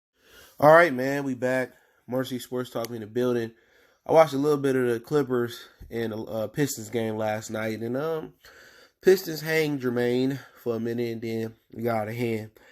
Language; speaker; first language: English; native; English